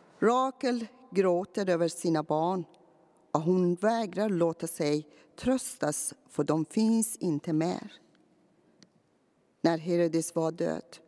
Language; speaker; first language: Swedish; non-native, fluent; Persian